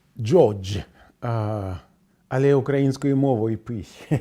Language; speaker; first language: Ukrainian; non-native, fluent; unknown